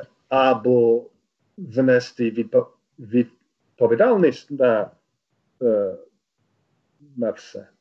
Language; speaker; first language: Ukrainian; non-native, learner; English